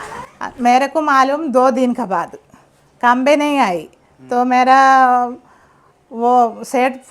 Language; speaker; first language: Hindi; non-native, local second language; Malayalam